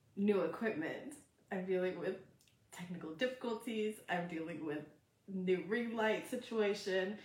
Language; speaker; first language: English; early bilingual, other home language; Spanish